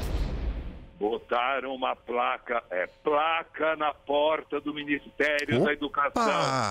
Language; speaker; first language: Portuguese; native; Portuguese